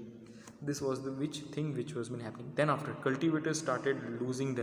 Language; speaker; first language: English; non-native, local second language; Hindi